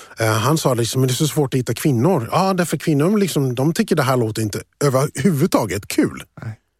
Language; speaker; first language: Swedish; early bilingual, other home language; English